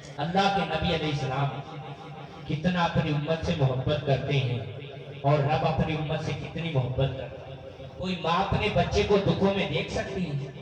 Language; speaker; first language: Urdu; non-native, local second language; Punjabi